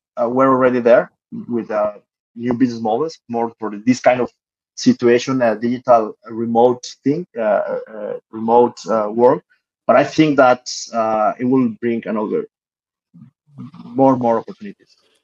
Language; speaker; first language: English; non-native, fluent; Spanish